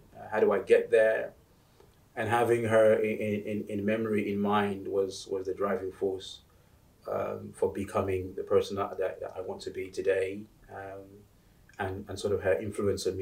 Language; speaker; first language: English; native; English